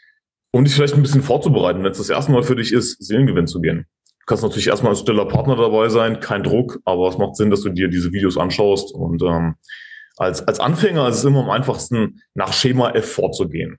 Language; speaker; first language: German; native; German